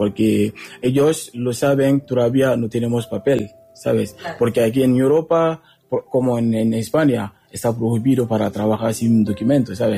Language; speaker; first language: Spanish; non-native, learner; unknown